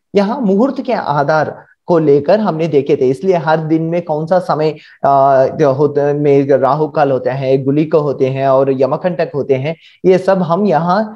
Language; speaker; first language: Hindi; non-native, local second language; Marathi